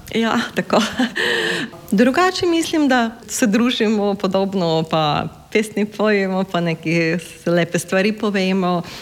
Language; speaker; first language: Slovenian; non-native, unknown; Ukrainian